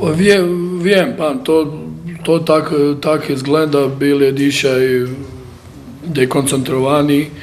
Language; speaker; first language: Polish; non-native, learner; Croatian